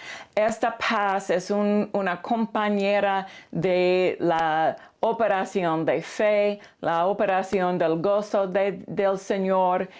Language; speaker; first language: Spanish; non-native, fluent; English